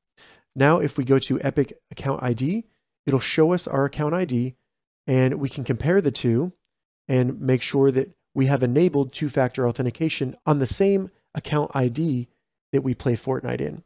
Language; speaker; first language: English; native; English